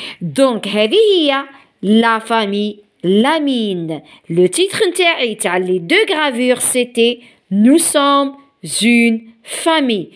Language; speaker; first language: French; non-native, local second language; Arabic